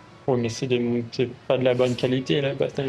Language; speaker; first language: French; native; French